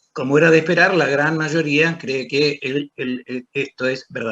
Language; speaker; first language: Spanish; native; Spanish